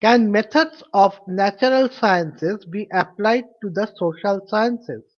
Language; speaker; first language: English; non-native, local second language; Bangla